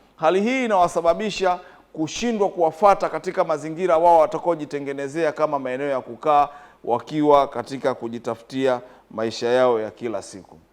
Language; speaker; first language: Swahili; native; Swahili